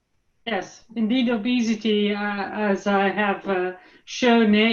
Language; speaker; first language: English; non-native, fluent; Italian